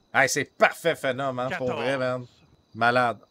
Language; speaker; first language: French; native; French